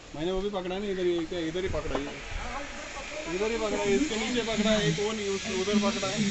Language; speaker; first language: Hindi; non-native, local second language; Marathi